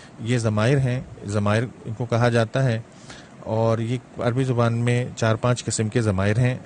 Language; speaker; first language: Urdu; native; Urdu